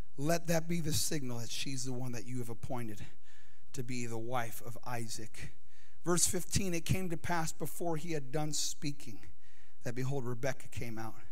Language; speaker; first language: English; native; English